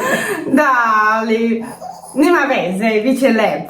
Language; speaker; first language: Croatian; non-native, learner; Chinese